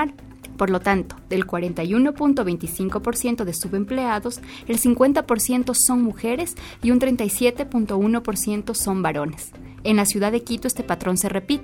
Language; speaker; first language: Spanish; native; Spanish